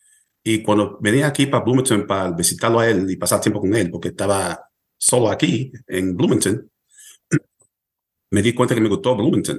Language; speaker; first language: Spanish; early bilingual, heritage; Spanish